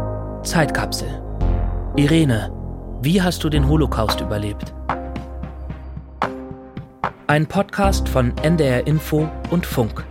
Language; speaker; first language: German; native; German